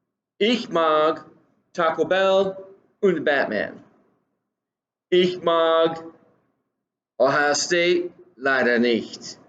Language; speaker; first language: German; non-native, fluent; English